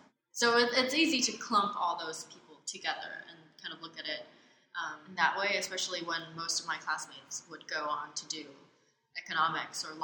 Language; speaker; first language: English; non-native, local second language; Cantonese